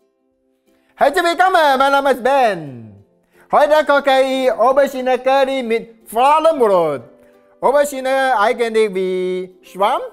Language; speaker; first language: German; non-native, learner; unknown